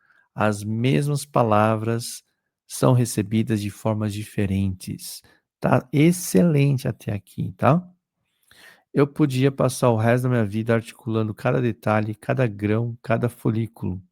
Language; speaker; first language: Portuguese; native; Portuguese